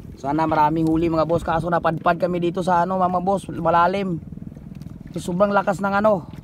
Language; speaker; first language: Filipino; non-native, local second language; Cebuano